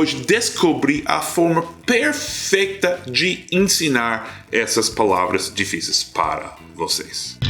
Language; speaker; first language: Portuguese; non-native, fluent; English